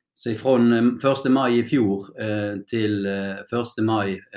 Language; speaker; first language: Swedish; non-native, fluent; Norwegian